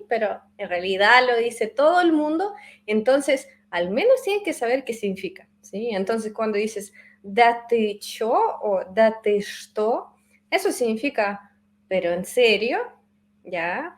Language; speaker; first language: Spanish; non-native, fluent; Russian